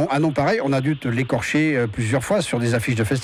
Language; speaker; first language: French; native; French